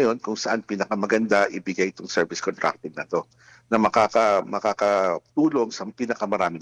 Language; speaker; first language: Filipino; native; Filipino